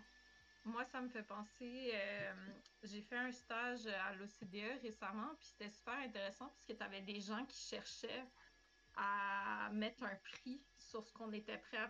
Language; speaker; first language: French; native; French